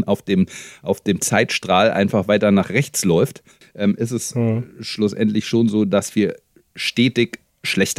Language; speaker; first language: German; native; German